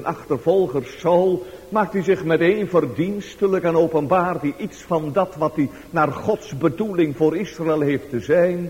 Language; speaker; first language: Dutch; native; Dutch